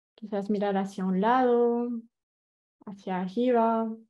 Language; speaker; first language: Spanish; non-native, fluent; French